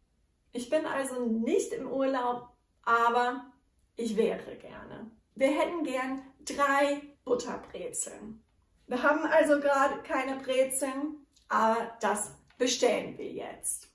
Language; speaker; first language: German; non-native, fluent; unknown